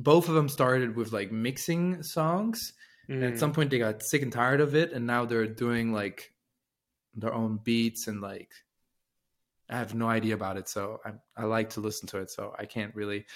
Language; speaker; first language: English; non-native, fluent; French